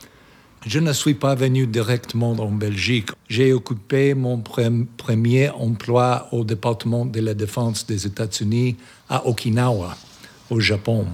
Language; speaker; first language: French; non-native, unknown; English